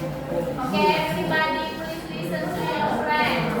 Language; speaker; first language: English; non-native, learner; Indonesian